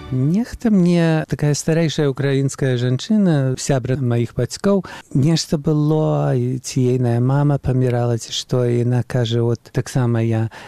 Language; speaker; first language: Belarusian; early bilingual, heritage; Belarusian